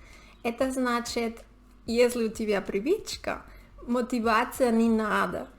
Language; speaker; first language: Russian; non-native, learner; Spanish